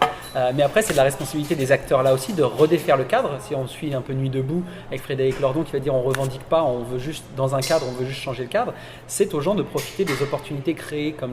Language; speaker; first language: French; native; French